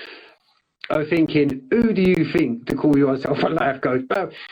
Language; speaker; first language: English; native; English